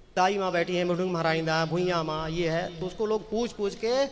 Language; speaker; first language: Hindi; native; Hindi